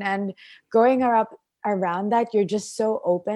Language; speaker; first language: English; non-native, local second language; Filipino